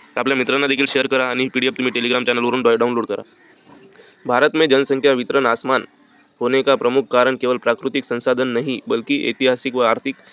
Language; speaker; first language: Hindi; non-native, local second language; Marathi